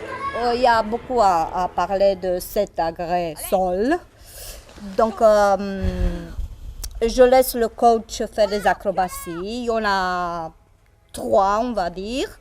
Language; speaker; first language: French; non-native, fluent; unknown